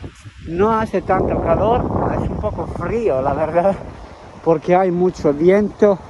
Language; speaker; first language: Spanish; non-native, learner; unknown